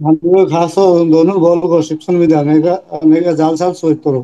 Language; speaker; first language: Korean; non-native, learner; Bangla